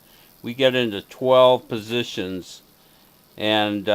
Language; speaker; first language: English; native; English